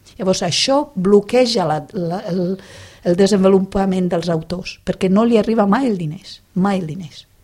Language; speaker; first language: Catalan; non-native, fluent; Italian